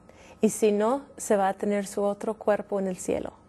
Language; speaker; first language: Spanish; non-native, fluent; English